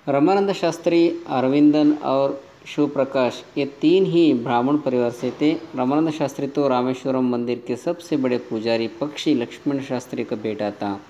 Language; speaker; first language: Hindi; non-native, local second language; Kannada